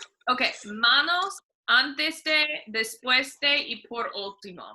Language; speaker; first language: Spanish; non-native, fluent; English